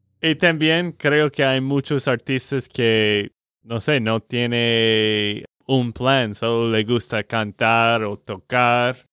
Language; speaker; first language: Spanish; non-native, fluent; English